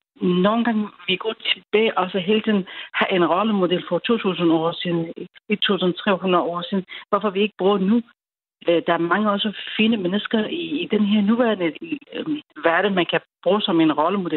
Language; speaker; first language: Danish; non-native, learner; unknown